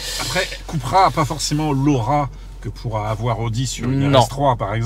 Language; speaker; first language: French; native; French